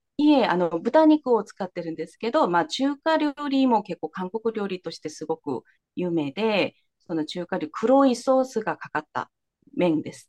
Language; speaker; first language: Japanese; non-native, fluent; Korean